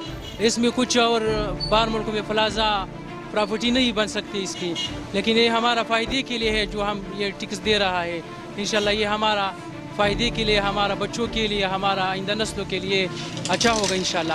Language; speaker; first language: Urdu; non-native, local second language; Pashto